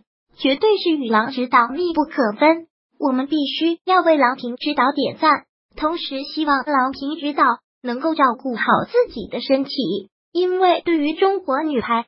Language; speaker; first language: Chinese; native; Chinese